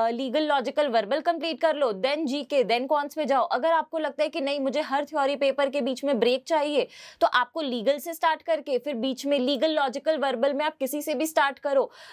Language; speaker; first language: Hindi; native; Hindi